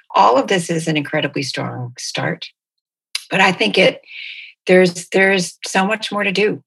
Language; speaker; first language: English; native; English